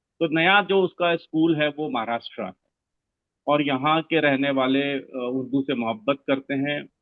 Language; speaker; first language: Hindi; non-native, local second language; Konkani